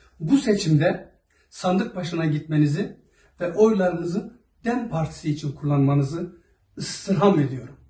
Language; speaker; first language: Turkish; non-native, local second language; Zaza